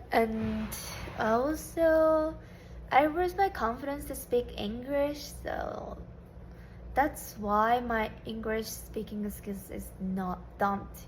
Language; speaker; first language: English; non-native, fluent; Japanese